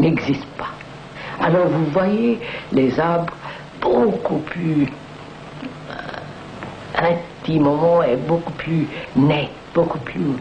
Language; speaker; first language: French; non-native, fluent; Telugu